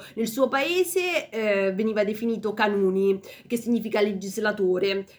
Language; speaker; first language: Italian; early bilingual, other home language; Spanish